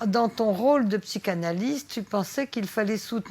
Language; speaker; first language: French; native; French